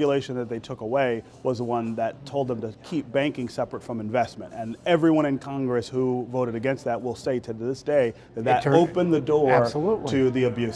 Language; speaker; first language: English; native; English